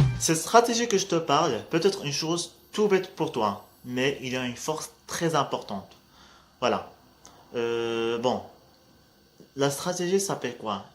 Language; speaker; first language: French; non-native, local second language; Arabic